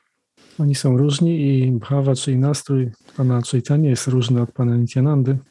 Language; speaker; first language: Polish; native; Polish